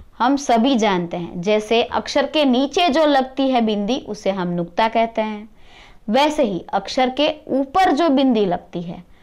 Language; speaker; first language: Hindi; non-native, local second language; Gujarati